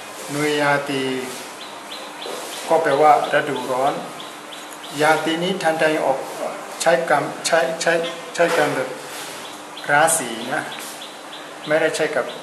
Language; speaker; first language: Thai; non-native, fluent; Burmese